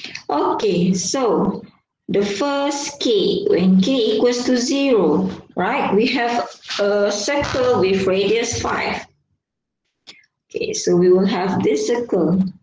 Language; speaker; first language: English; non-native, local second language; Malay